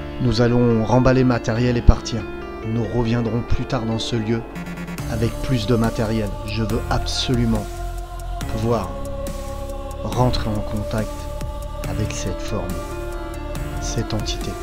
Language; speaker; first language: French; native; French